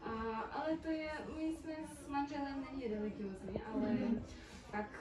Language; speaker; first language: Czech; non-native, learner; Kara-Kalpak